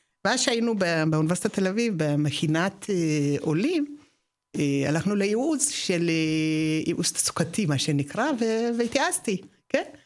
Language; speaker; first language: Hebrew; non-native, fluent; Amharic